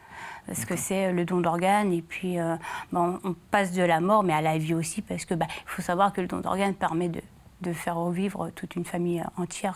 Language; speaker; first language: French; native; French